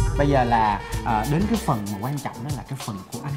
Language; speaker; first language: Vietnamese; native; Vietnamese